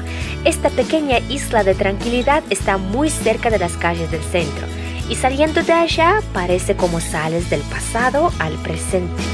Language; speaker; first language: Spanish; non-native, fluent; Russian